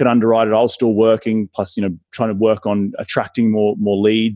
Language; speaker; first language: English; native; English